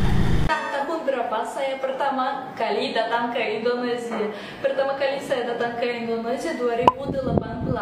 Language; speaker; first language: Indonesian; non-native, fluent; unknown